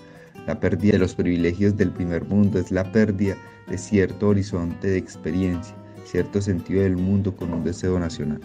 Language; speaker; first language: Spanish; native; Spanish